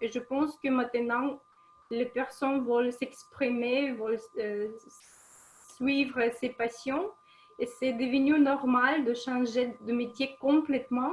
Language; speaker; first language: French; non-native, fluent; Russian